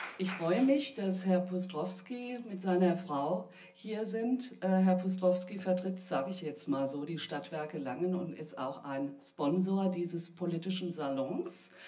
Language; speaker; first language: German; native; German